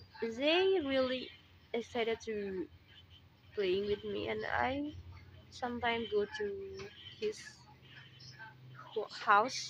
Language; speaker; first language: English; non-native, learner; Indonesian